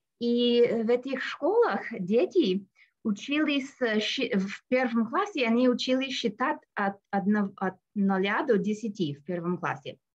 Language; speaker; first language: Russian; non-native, fluent; English